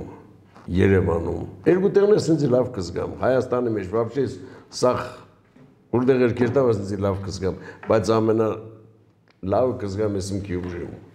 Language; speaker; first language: Armenian; native; Armenian